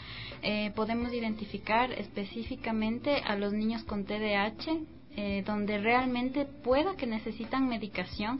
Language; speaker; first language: Spanish; native; Spanish